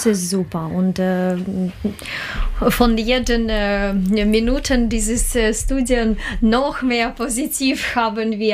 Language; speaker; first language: German; non-native, learner; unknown